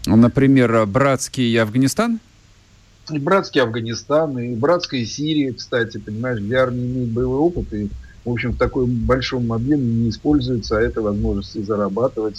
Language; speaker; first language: Russian; native; Russian